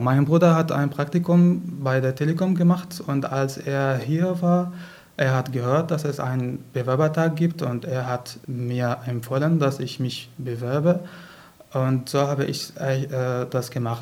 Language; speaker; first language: German; non-native, fluent; Arabic